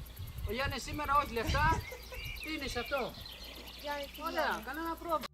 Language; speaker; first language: Greek; non-native, learner; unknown